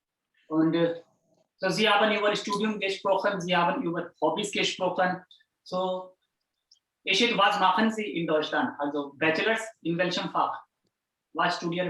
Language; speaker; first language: German; non-native, fluent; Hindi